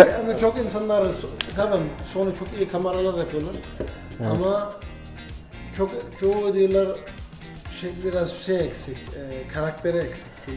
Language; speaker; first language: Turkish; early bilingual, heritage; Turkish